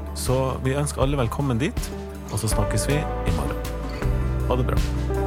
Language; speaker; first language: Norwegian; native; Norwegian